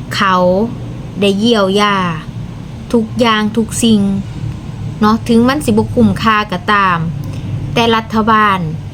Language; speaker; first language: Thai; non-native, local second language; Lao